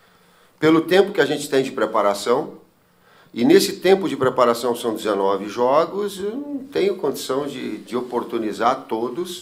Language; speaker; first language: Portuguese; native; Portuguese